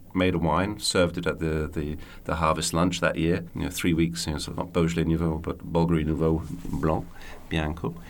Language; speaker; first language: English; native; English